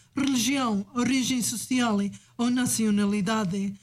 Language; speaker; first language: Portuguese; native; Portuguese